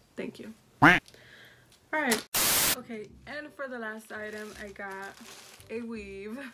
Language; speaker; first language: English; early bilingual, other home language; Spanish